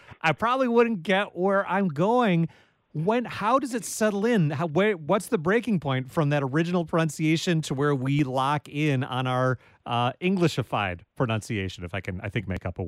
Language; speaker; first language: English; native; English